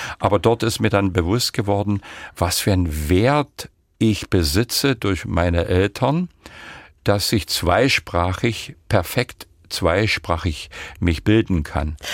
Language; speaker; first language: German; non-native, local second language; Upper Sorbian